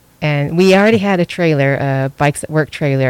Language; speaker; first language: English; native; English